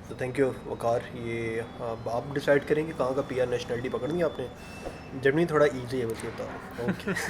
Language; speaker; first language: Urdu; native; Urdu